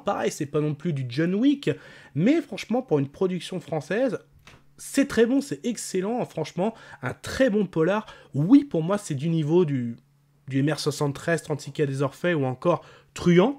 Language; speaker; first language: French; native; French